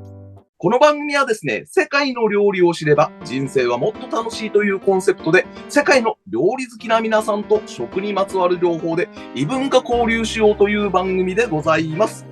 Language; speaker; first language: Japanese; native; Japanese